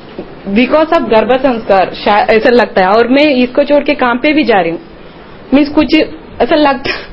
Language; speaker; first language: Hindi; non-native, local second language; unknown